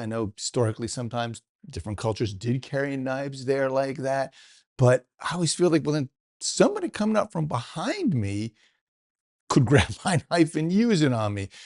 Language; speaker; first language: English; native; English